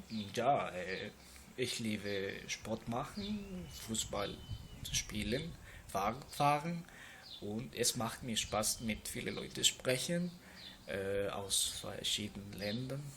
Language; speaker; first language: German; non-native, learner; Spanish